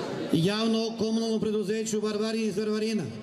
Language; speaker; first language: Bosnian; native; Bosnian